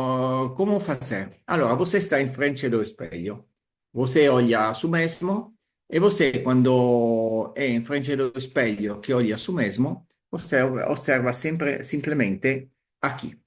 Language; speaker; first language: Portuguese; non-native, learner; Italian